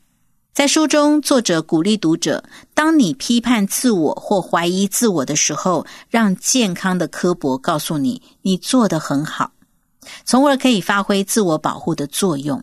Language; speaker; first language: Chinese; native; Chinese